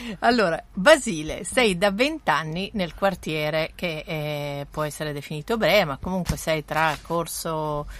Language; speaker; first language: Italian; native; Italian